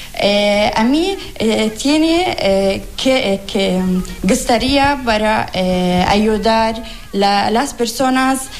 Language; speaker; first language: Spanish; non-native, learner; Arabic